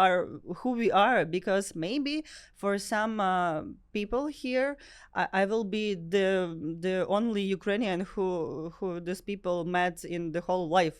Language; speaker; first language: English; non-native, learner; Ukrainian